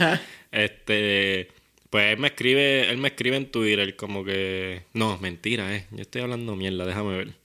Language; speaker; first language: Spanish; native; Spanish